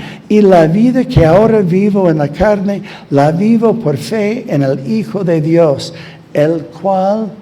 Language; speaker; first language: Spanish; non-native, fluent; English